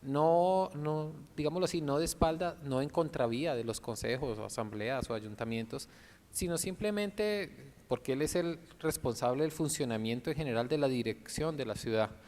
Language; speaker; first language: Spanish; native; Spanish